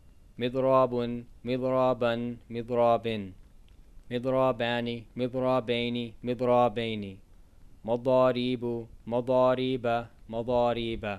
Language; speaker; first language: Arabic; non-native, fluent; English